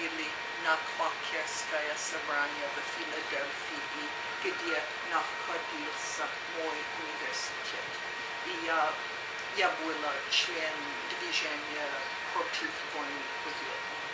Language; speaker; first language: Russian; non-native, learner; English